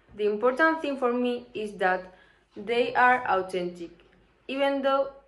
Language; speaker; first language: English; non-native, learner; Spanish